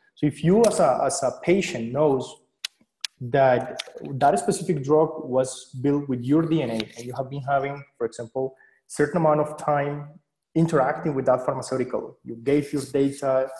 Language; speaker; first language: English; non-native, fluent; Spanish